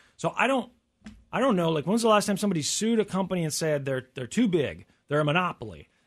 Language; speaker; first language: English; native; English